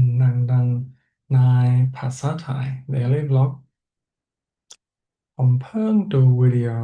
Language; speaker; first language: Thai; non-native, learner; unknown